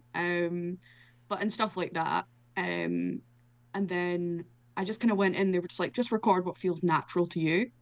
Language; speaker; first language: English; native; English